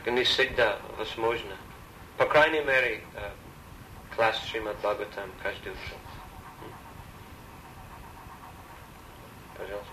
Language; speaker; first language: Russian; non-native, learner; English